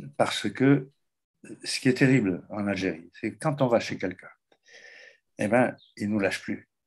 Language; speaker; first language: French; native; French